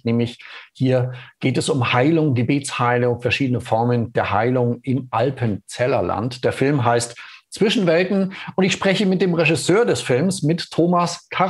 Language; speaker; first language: German; native; German